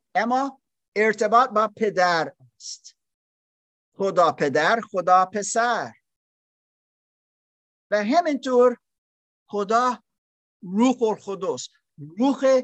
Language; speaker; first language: Persian; non-native, learner; German